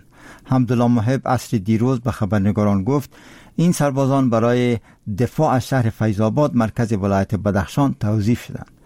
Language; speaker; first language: Persian; native; Persian